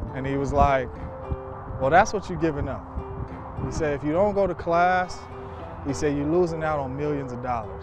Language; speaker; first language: English; native; English